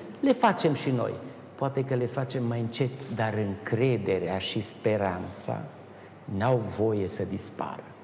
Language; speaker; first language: Romanian; native; Romanian